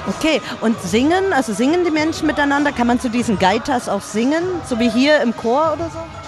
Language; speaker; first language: German; native; German